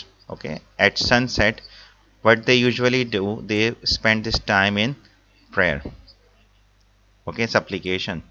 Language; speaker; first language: English; non-native, local second language; Urdu